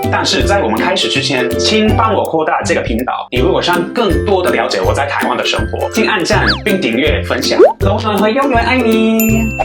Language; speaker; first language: Chinese; non-native, fluent; English